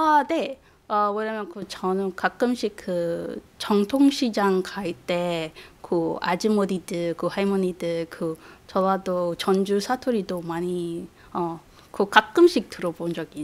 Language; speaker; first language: Korean; non-native, fluent; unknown